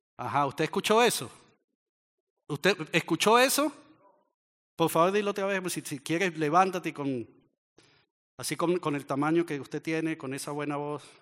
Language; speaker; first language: Spanish; native; Spanish